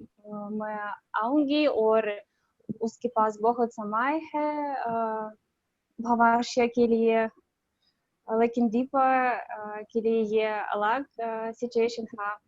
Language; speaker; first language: Hindi; non-native, learner; Russian